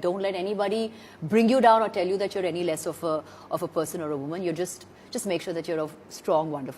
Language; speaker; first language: English; non-native, local second language; Hindi